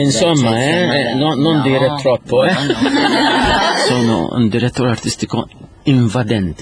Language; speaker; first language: Italian; non-native, fluent; Maltese